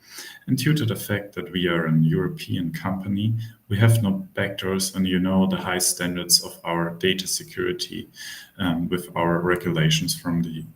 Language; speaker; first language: English; non-native, fluent; German